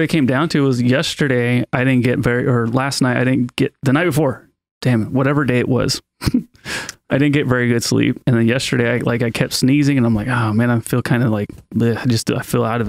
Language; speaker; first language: English; native; English